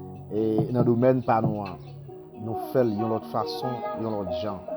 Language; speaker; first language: French; non-native, learner; Haitian Creole